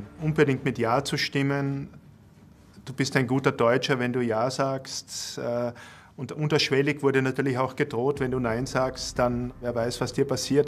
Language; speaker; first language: German; native; German